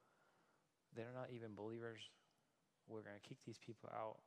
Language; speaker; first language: English; non-native, fluent; Danish